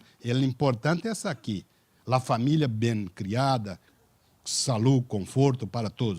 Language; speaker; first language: Spanish; non-native, learner; Portuguese